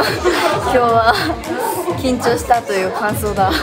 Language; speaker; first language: Japanese; native; Japanese